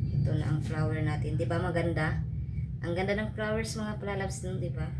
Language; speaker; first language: Filipino; non-native, local second language; Cebuano